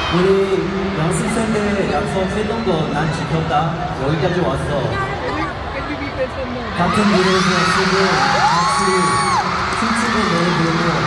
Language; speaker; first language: Korean; non-native, fluent; Chinese